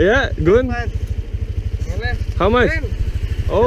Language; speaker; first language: English; non-native, learner; Lithuanian